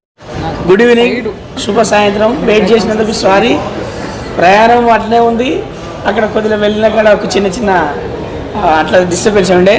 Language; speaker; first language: Telugu; native; Telugu